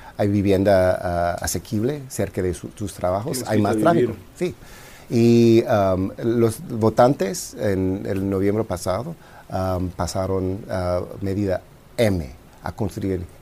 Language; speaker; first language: Spanish; non-native, fluent; English